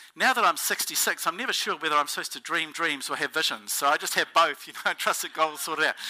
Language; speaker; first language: English; native; English